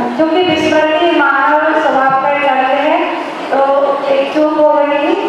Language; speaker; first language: Hindi; native; Hindi